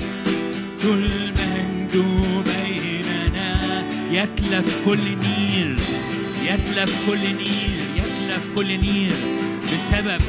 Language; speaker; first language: Arabic; native; Arabic